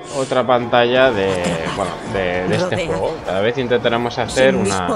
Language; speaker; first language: Spanish; native; Spanish